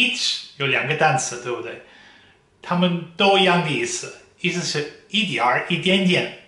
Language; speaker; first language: Chinese; non-native, fluent; Dutch